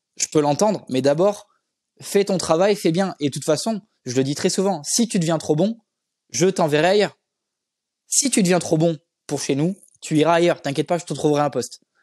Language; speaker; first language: French; native; French